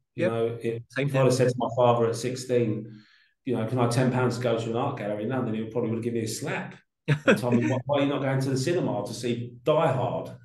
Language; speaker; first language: English; native; English